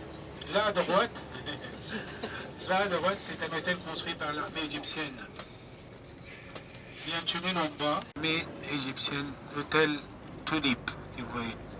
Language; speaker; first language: French; non-native, fluent; Arabic